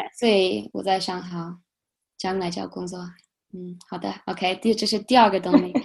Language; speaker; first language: Chinese; non-native, fluent; English